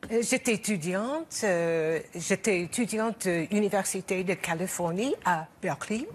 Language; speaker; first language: French; non-native, learner; English